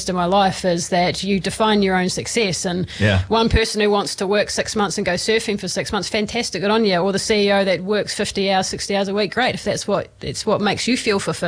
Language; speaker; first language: English; native; English